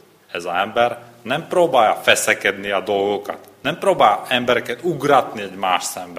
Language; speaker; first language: Hungarian; non-native, learner; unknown